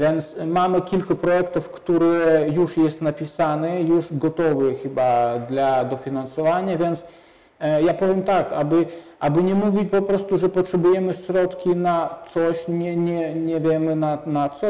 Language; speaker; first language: Polish; non-native, fluent; Russian